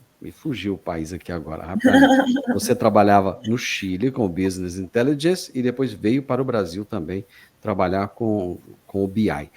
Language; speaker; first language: Portuguese; native; Portuguese